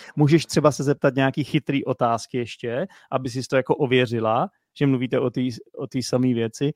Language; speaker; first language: Czech; native; Czech